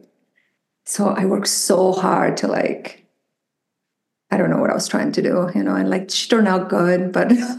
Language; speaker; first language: English; non-native, fluent; Spanish